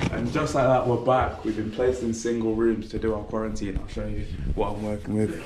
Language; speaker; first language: English; native; English